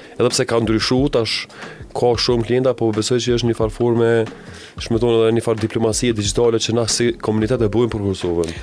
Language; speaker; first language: Albanian; native; Albanian